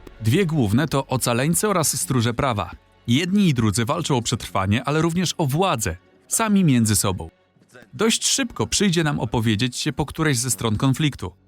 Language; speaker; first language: Polish; native; Polish